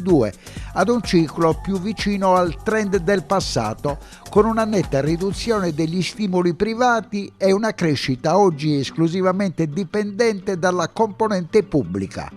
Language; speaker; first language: Italian; native; Italian